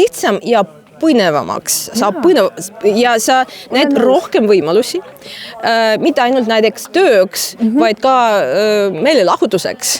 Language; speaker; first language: Estonian; non-native, fluent; Russian